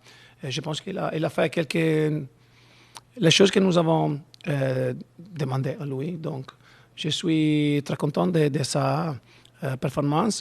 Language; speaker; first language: French; non-native, learner; Italian